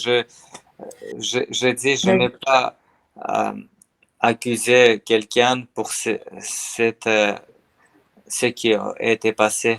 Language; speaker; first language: French; non-native, learner; Armenian